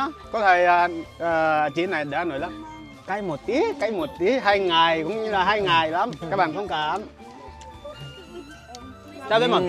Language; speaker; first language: Vietnamese; non-native, learner; Portuguese